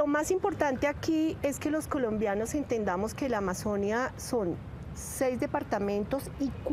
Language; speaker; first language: Spanish; native; Spanish